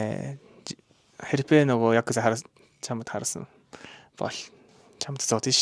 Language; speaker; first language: Mongolian; non-native, learner; Japanese